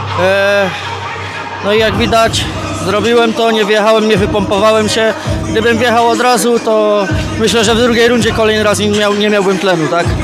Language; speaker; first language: Polish; native; Polish